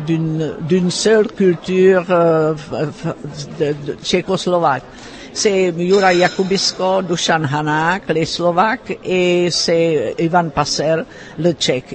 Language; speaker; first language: French; non-native, fluent; Czech